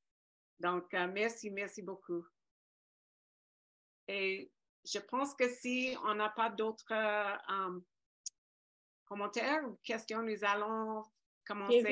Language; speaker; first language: French; non-native, fluent; English